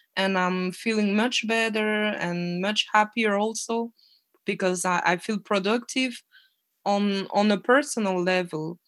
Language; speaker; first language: English; non-native, fluent; French